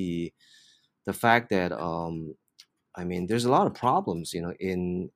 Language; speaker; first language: English; non-native, local second language; Cantonese